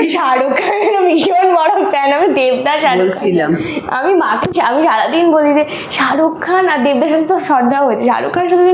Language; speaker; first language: Bangla; native; Bangla